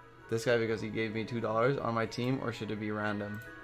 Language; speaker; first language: English; early bilingual, other home language; Spanish